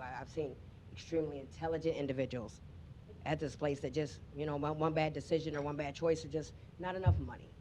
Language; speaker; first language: English; native; English